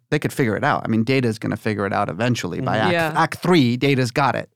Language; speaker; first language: English; early bilingual, other home language; Persian